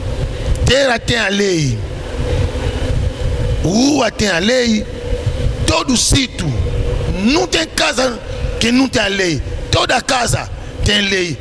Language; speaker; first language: Portuguese; non-native, learner; Lingala